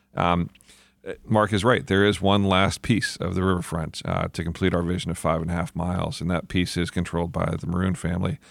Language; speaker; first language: English; native; English